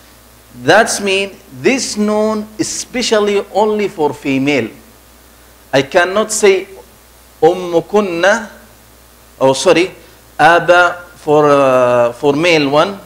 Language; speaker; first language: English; non-native, fluent; Arabic